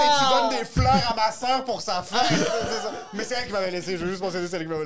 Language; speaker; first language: French; native; French